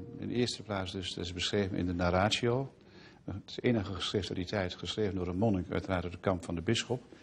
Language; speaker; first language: Dutch; native; Dutch